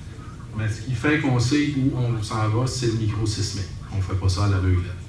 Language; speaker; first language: French; native; French